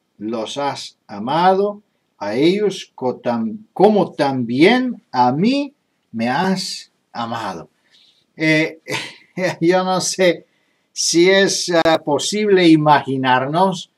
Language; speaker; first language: Spanish; non-native, fluent; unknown